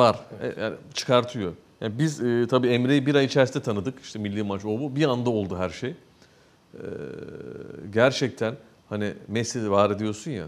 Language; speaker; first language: Turkish; native; Turkish